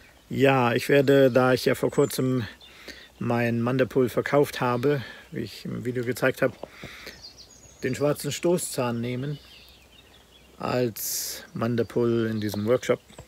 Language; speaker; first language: German; native; German